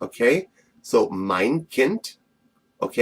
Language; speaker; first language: German; non-native, fluent; English